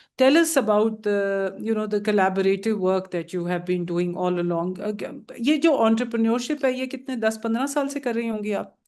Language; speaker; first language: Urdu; native; Urdu